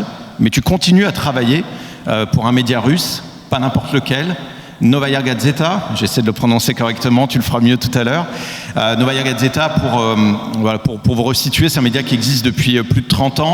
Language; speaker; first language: French; native; French